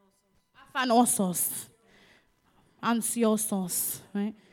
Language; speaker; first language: Spanish; early bilingual, heritage; Spanish